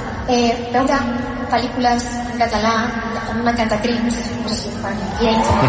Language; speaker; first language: Catalan; non-native, local second language; Spanish